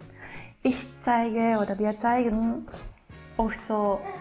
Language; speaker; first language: German; non-native, fluent; Japanese